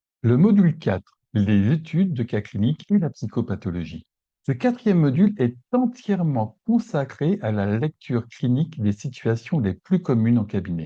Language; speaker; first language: French; native; French